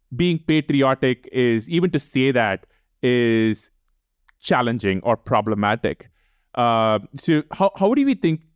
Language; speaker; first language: English; non-native, local second language; Tamil